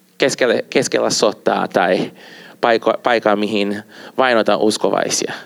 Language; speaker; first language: Finnish; non-native, fluent; Portuguese